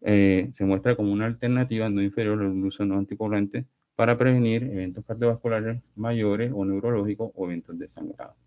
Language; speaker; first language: Spanish; native; Spanish